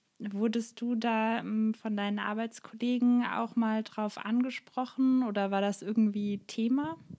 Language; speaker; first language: German; native; German